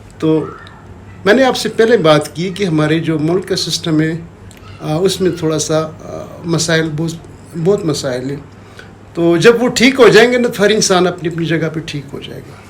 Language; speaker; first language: Urdu; non-native, local second language; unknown